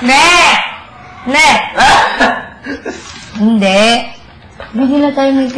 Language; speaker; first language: Filipino; non-native, learner; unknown